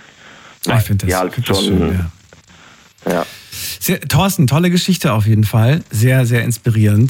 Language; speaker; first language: German; native; German